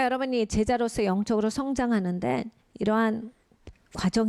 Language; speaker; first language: Korean; native; Korean